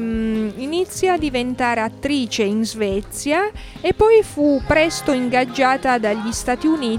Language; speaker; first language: Italian; native; Italian